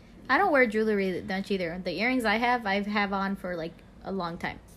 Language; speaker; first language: English; early bilingual, other home language; Spanish